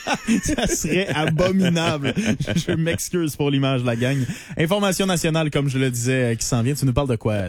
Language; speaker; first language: French; native; French